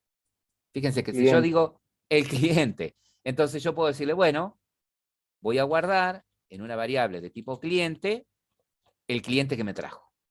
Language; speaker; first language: Spanish; native; Spanish